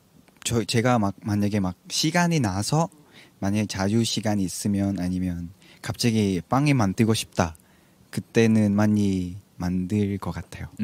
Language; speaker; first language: Korean; non-native, fluent; Vietnamese